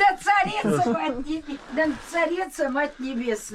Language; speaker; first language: Russian; native; Russian